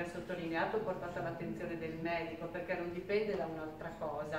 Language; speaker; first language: Italian; native; Italian